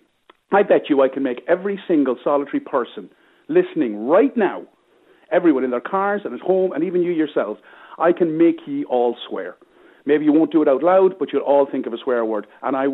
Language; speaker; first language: English; native; English